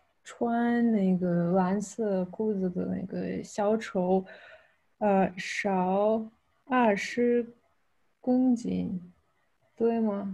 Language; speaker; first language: Chinese; non-native, fluent; Russian